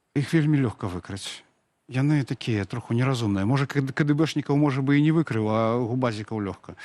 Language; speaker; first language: Belarusian; native; Belarusian